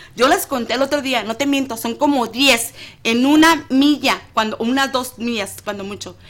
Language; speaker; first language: Spanish; native; Spanish